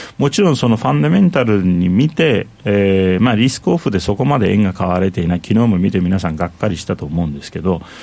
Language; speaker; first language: Japanese; non-native, fluent; Turkish